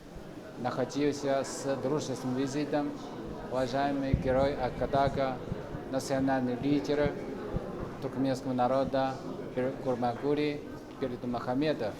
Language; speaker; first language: Russian; non-native, fluent; Chinese